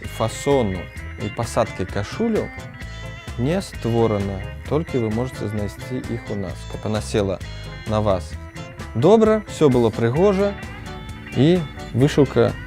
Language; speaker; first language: Belarusian; non-native, local second language; Russian